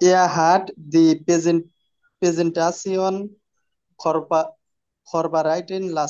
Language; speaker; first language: German; non-native, learner; Bangla